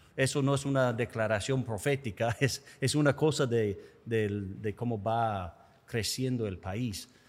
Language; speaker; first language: Spanish; non-native, fluent; English